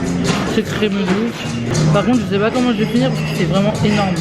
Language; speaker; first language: French; native; French